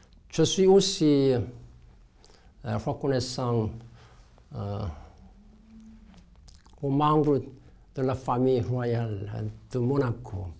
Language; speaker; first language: French; non-native, learner; Korean